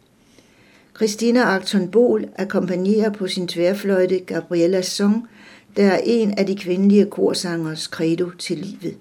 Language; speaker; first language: Danish; native; Danish